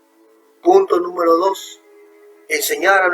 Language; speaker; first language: Spanish; native; Spanish